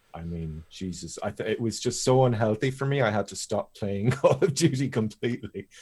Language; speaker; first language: English; native; English